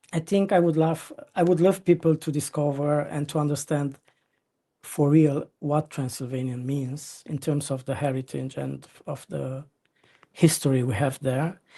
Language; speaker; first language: English; non-native, fluent; Romanian